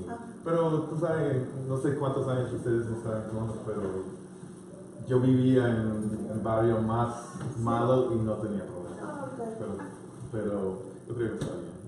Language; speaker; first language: Spanish; non-native, learner; English